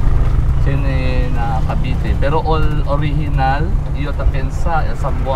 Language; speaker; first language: Spanish; non-native, learner; Chavacano